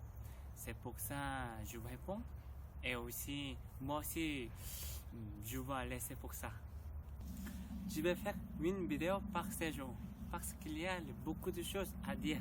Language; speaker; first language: French; non-native, learner; Korean